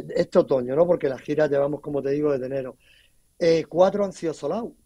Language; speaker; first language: Spanish; native; Spanish